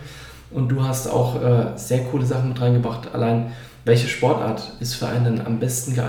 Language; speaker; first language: German; native; German